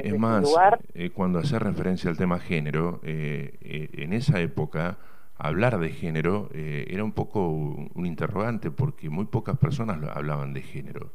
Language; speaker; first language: Spanish; native; Spanish